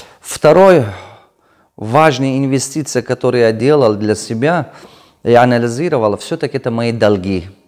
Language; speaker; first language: Russian; non-native, local second language; Tajik